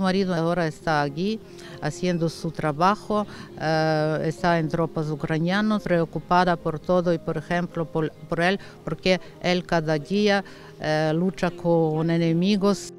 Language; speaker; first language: Spanish; non-native, learner; Ukrainian